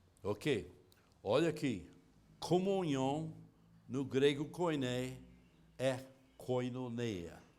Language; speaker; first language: Portuguese; non-native, fluent; English